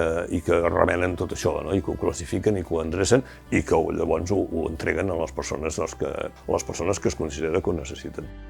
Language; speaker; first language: Catalan; native; Catalan